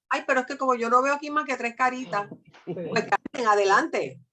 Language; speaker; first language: Spanish; native; Spanish